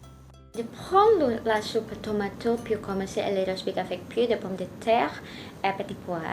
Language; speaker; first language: French; non-native, learner; Indonesian